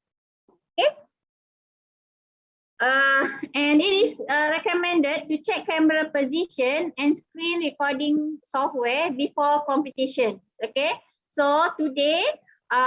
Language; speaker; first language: English; non-native, local second language; Malay